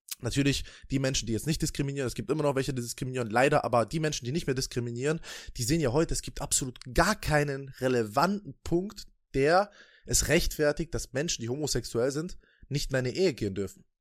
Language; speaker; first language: German; native; German